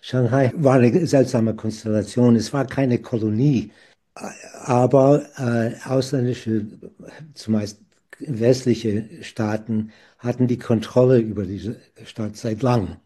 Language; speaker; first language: German; non-native, fluent; English